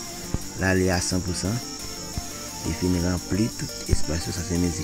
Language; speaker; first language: French; non-native, learner; Haitian Creole